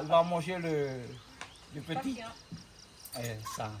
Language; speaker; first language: French; non-native, local second language; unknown